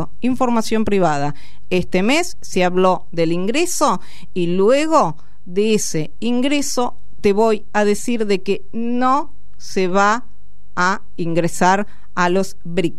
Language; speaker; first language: Spanish; native; Spanish